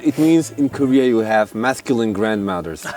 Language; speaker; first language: English; non-native, local second language; Mongolian